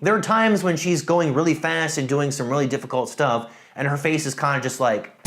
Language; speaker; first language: English; native; English